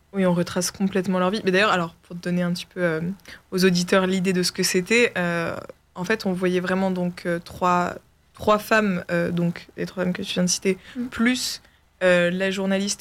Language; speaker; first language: French; native; French